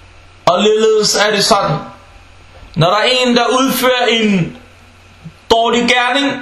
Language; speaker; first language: Danish; non-native, fluent; Arabic